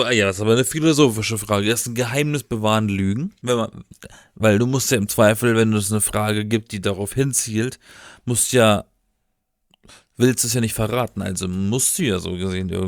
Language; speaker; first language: German; native; German